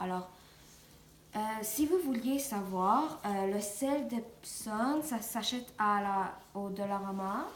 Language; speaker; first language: French; non-native, local second language; English